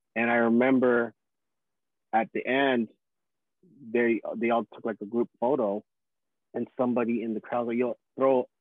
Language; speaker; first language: English; early bilingual, other home language; Filipino